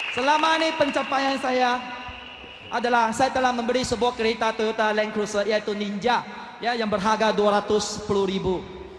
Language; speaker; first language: Malay; non-native, local second language; Chinese